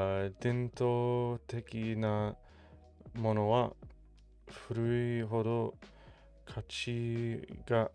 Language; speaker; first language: Japanese; non-native, learner; English